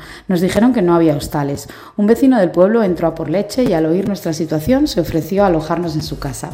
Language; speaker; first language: Spanish; native; Spanish